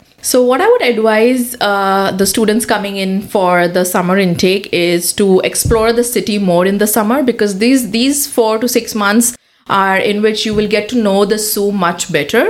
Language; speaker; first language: English; non-native, local second language; Hindi